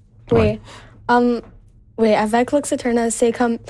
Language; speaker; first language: French; non-native, local second language; English